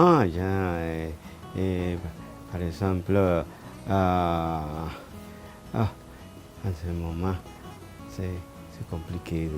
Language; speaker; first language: French; non-native, fluent; Spanish